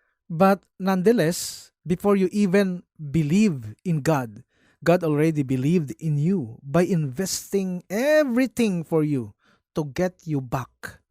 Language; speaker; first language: English; non-native, local second language; Filipino